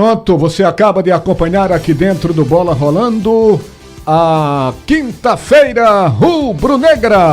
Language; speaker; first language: Portuguese; native; Portuguese